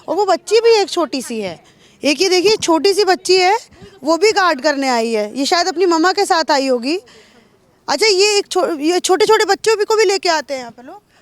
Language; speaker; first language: Hindi; native; Hindi